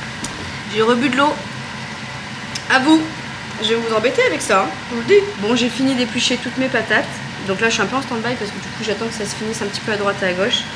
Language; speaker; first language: French; native; French